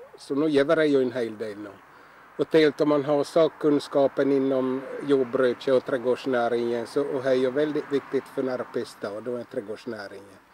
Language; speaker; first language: Swedish; native; Swedish